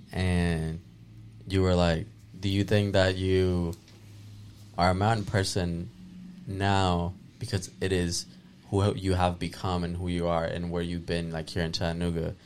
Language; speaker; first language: English; early bilingual, other home language; Spanish